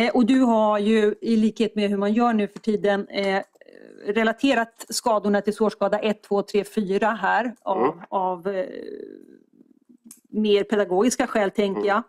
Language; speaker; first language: Swedish; native; Swedish